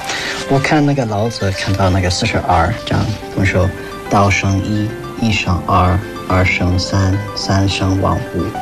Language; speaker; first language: Chinese; non-native, fluent; English